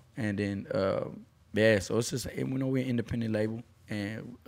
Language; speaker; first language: English; native; English